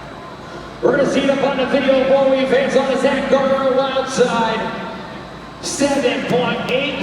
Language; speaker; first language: English; native; English